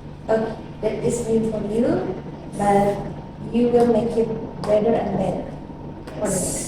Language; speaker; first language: English; non-native, fluent; Indonesian